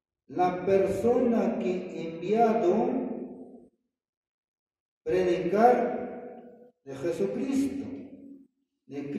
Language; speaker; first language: Spanish; non-native, fluent; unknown